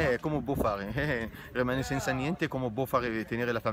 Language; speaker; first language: Italian; non-native, learner; Arabic